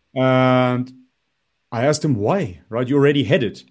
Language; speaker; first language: English; non-native, fluent; Macedonian